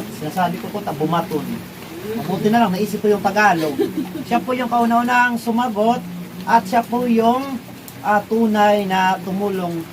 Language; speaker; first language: Filipino; non-native, local second language; Waray